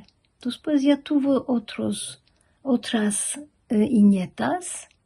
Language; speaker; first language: Spanish; early bilingual, heritage; Ladino